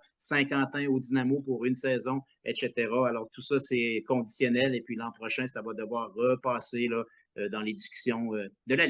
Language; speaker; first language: French; native; French